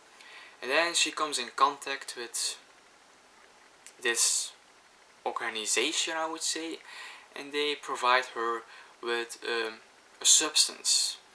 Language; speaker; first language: English; non-native, fluent; Dutch